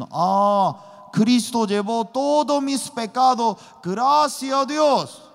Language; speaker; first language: Spanish; non-native, learner; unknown